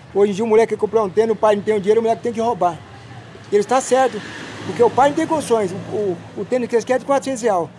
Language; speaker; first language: Portuguese; native; Portuguese